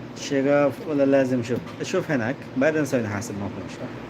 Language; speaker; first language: Arabic; non-native, learner; Bangla